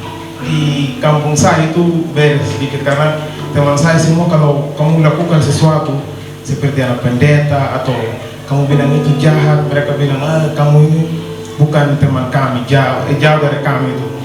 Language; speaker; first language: Indonesian; non-native, learner; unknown